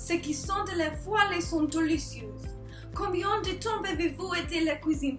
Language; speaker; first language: French; non-native, learner; English